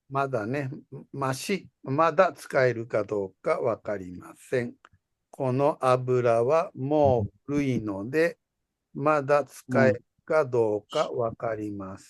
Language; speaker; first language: Japanese; non-native, fluent; Indonesian